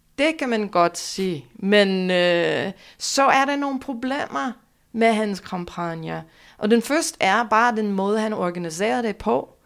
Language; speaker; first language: Danish; non-native, fluent; English